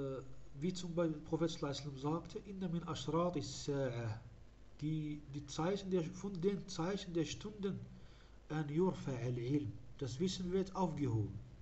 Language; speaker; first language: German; non-native, fluent; Arabic